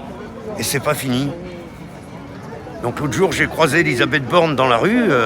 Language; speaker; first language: French; native; French